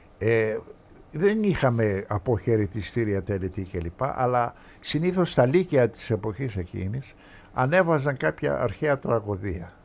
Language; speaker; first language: Greek; native; Greek